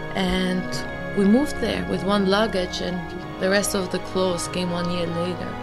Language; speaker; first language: English; early bilingual, other home language; Albanian